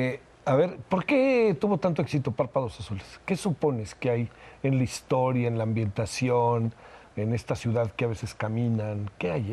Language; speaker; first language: Spanish; native; Spanish